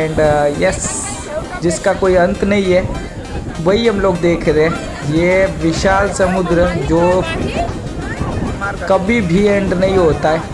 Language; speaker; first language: Hindi; non-native, local second language; Bangla